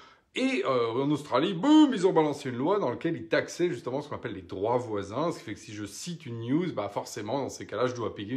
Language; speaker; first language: French; native; French